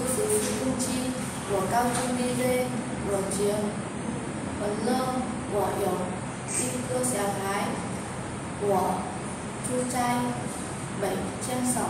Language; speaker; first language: Chinese; non-native, learner; Vietnamese